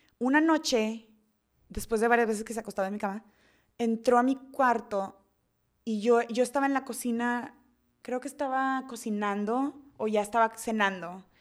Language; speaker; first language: Spanish; early bilingual, heritage; Spanish